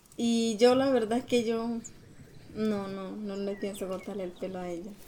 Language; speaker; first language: Spanish; non-native, local second language; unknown